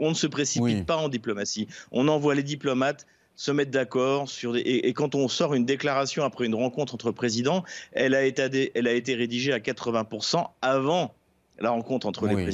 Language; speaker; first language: French; native; French